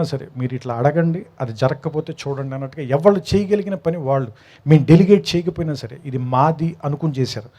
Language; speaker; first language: Telugu; native; Telugu